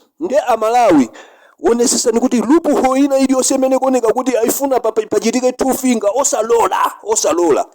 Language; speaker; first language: Nyanja; native; Nyanja